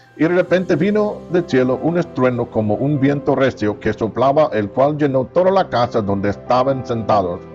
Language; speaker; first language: Spanish; non-native, fluent; English